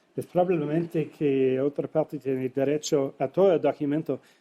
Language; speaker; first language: Spanish; non-native, fluent; English